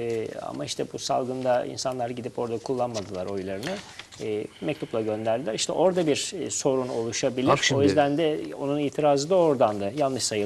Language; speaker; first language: Turkish; native; Turkish